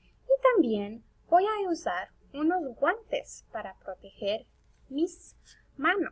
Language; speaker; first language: Spanish; non-native, fluent; English